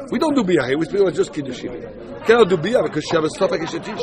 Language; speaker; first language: English; non-native, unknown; Hebrew